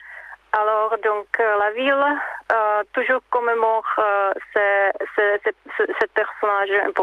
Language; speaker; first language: French; non-native, learner; Czech